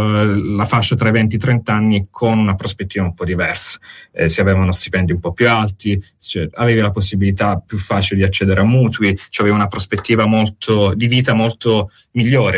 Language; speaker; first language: Italian; native; Italian